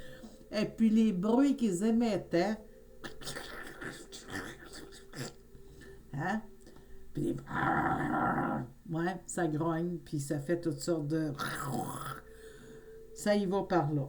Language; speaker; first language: French; native; French